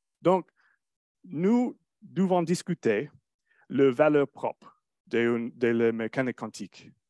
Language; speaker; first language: French; non-native, learner; English